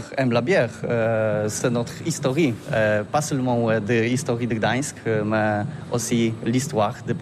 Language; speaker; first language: French; non-native, learner; Polish